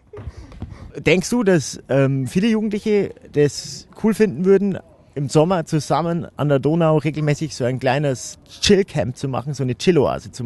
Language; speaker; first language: German; native; German